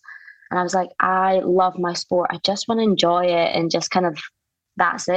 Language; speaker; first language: English; native; English